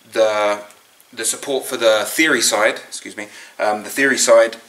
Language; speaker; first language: English; native; English